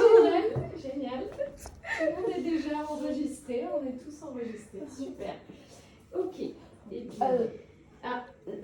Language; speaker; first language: French; native; French